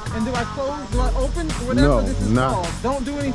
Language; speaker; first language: English; native; English